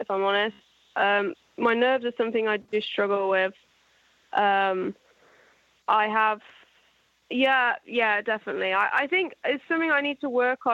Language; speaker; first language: English; native; English